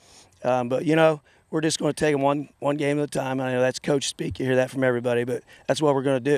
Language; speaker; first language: English; native; English